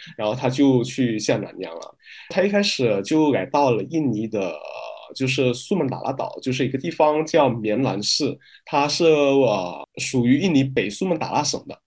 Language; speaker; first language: Chinese; non-native, fluent; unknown